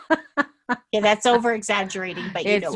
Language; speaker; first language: English; native; English